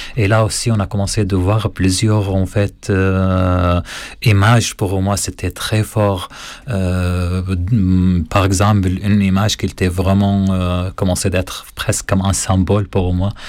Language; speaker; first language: French; non-native, learner; Arabic